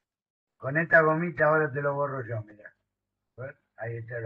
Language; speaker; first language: Spanish; native; Spanish